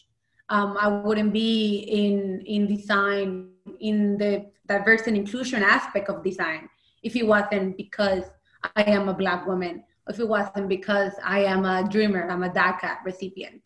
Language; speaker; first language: English; early bilingual, other home language; Spanish